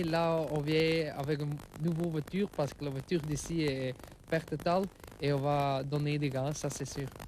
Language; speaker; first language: French; non-native, local second language; Dutch